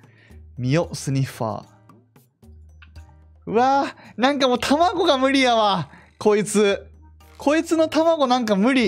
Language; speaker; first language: Japanese; native; Japanese